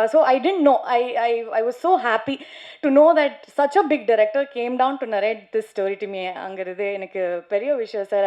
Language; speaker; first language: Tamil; non-native, learner; Kannada